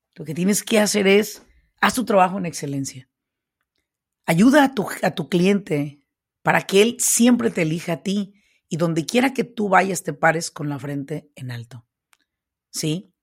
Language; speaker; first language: Spanish; native; Spanish